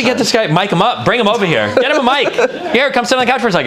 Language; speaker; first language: English; native; English